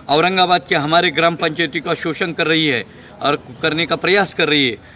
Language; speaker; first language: Hindi; non-native, local second language; Marathi